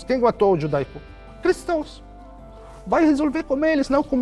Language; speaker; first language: Portuguese; non-native, learner; Arabic